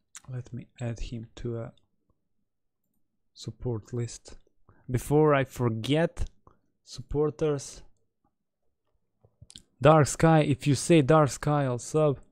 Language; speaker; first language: English; non-native, fluent; Bosnian